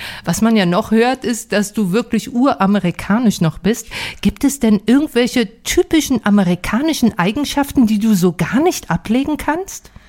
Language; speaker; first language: German; native; German